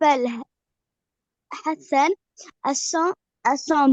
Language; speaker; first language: French; non-native, learner; Arabic